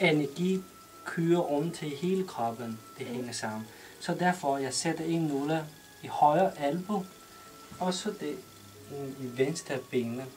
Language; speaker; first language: Danish; non-native, learner; Chinese